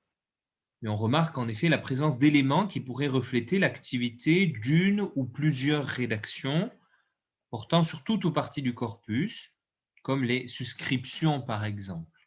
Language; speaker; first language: French; native; French